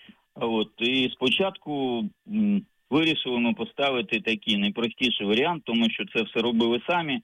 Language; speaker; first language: Ukrainian; native; Ukrainian